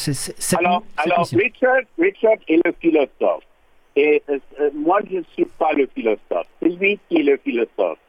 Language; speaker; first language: French; non-native, learner; English